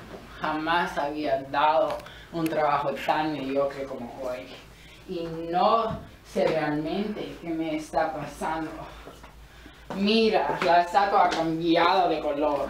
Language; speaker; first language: Spanish; non-native, learner; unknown